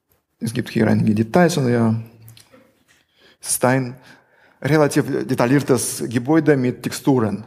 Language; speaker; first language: German; non-native, fluent; Russian